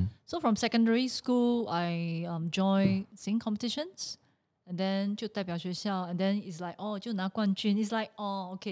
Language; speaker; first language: English; non-native, local second language; Chinese